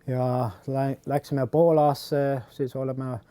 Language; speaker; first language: Estonian; early bilingual, heritage; Estonian